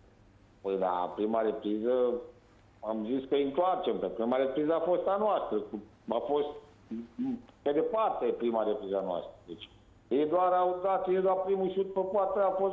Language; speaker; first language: Romanian; native; Romanian